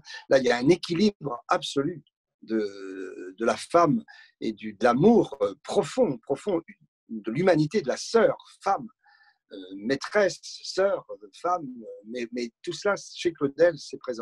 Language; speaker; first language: French; native; French